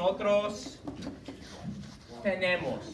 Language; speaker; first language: Spanish; non-native, fluent; English